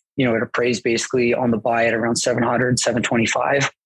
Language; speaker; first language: English; native; English